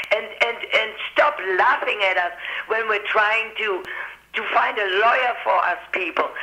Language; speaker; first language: English; non-native, fluent; German